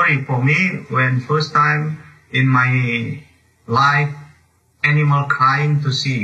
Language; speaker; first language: English; non-native, learner; Indonesian